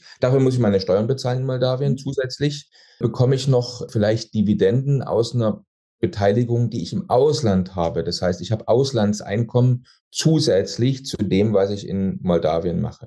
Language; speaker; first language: German; native; German